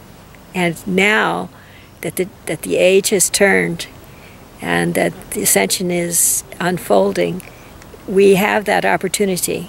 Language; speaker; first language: English; native; English